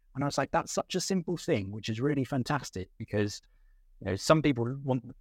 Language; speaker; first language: English; native; English